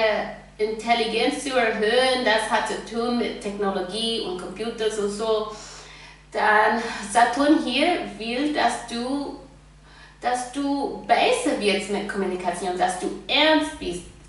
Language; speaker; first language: German; non-native, fluent; English